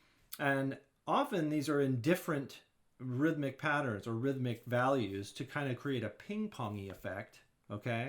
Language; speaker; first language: English; native; English